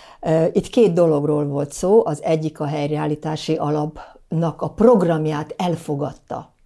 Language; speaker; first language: Hungarian; native; Hungarian